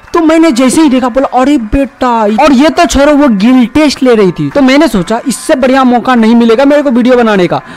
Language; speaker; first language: Hindi; native; Hindi